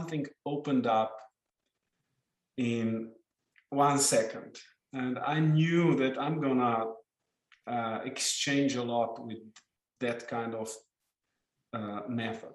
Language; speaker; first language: English; non-native, fluent; Slovenian